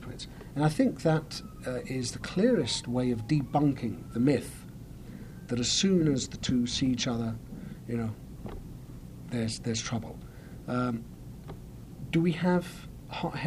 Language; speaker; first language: English; native; English